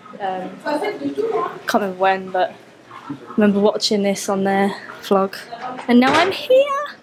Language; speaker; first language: English; native; English